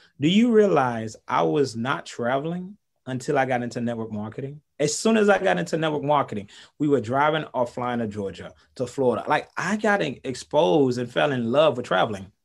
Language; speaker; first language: English; early bilingual, other home language; Haitian Creole